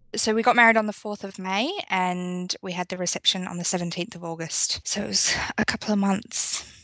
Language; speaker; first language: English; native; English